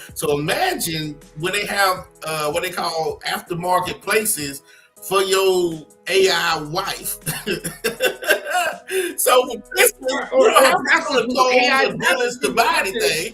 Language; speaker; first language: English; native; English